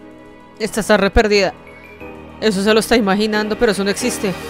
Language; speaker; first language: Spanish; native; Spanish